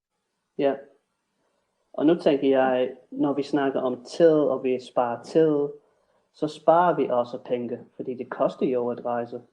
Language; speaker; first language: Danish; non-native, fluent; English